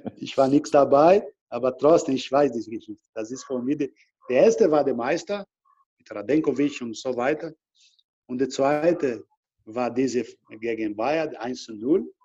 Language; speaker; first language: German; non-native, learner; Portuguese